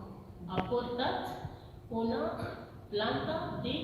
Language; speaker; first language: Catalan; non-native, learner; Arabic